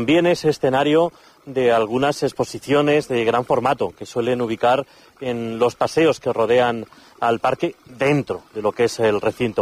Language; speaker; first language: Spanish; native; Spanish